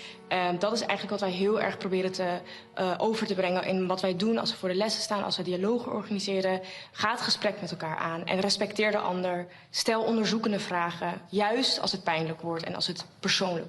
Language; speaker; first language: Dutch; native; Dutch